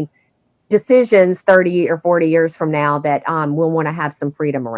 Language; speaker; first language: English; native; English